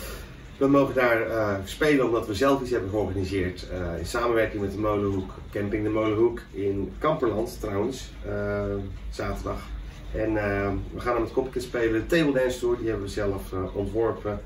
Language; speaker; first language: Dutch; native; Dutch